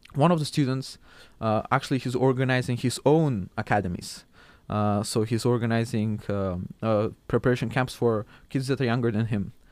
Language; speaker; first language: English; non-native, fluent; Macedonian